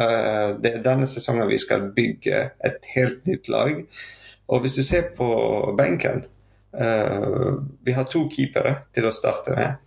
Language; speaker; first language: Norwegian; non-native, fluent; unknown